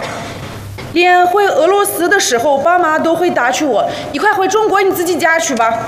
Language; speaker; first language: Chinese; non-native, fluent; Russian